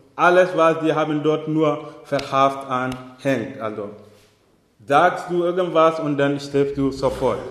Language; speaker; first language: German; non-native, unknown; Arabic